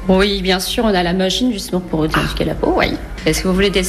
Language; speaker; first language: French; non-native, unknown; Korean